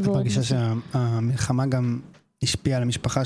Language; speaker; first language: Hebrew; native; Hebrew